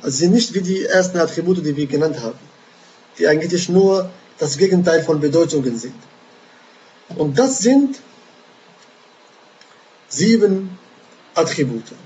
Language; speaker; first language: German; non-native, fluent; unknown